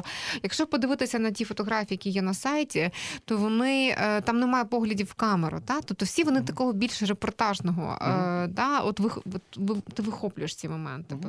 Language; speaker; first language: Ukrainian; native; Ukrainian